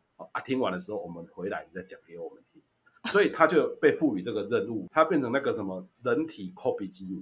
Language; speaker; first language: Chinese; native; Chinese